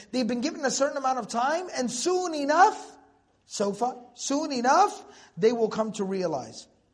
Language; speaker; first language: English; native; English